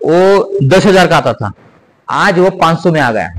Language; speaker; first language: Hindi; non-native, local second language; Marathi